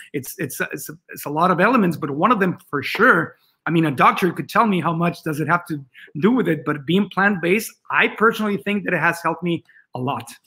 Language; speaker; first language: English; non-native, fluent; Spanish